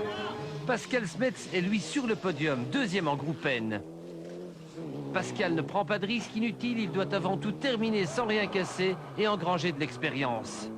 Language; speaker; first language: French; native; French